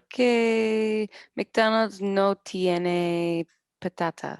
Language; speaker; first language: Spanish; non-native, learner; English